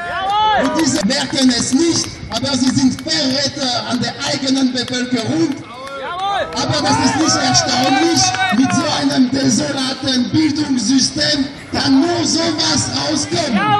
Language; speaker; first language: German; non-native, fluent; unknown